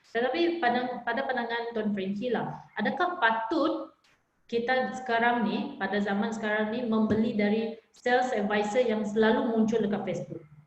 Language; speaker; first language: Malay; non-native, local second language; Iban